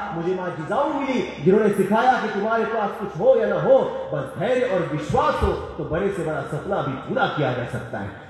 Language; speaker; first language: Hindi; non-native, local second language; Marathi